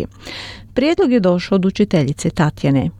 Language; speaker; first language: Croatian; native; Croatian